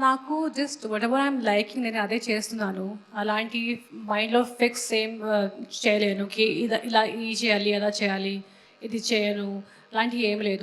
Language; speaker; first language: Telugu; non-native, fluent; Hindi